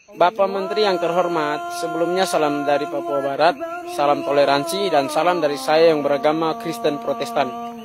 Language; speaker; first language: Indonesian; native; Indonesian